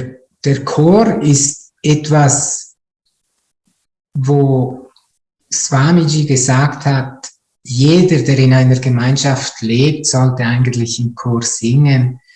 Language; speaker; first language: German; non-native, fluent; Italian